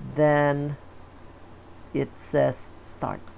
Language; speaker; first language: English; non-native, local second language; Filipino